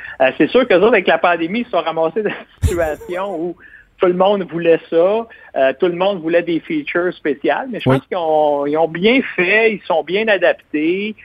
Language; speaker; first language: French; native; French